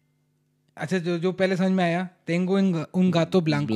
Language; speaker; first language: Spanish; non-native, learner; Hindi